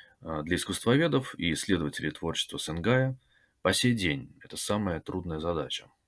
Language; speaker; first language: Russian; native; Russian